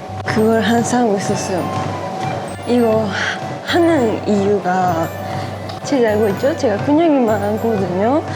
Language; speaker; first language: Korean; non-native, fluent; Japanese